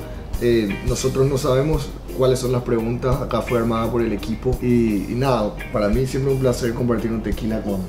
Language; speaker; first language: Spanish; native; Spanish